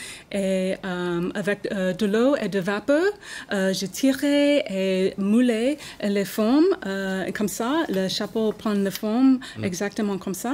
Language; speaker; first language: French; non-native, learner; English